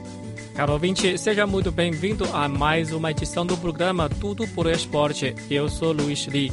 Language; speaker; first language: Portuguese; non-native, fluent; Chinese